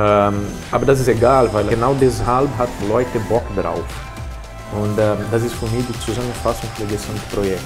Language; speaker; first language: German; non-native, fluent; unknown